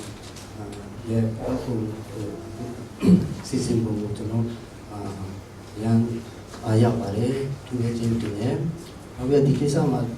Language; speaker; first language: Burmese; non-native, local second language; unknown